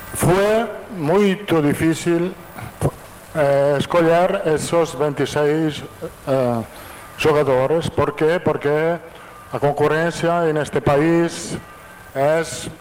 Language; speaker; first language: Portuguese; non-native, fluent; Italian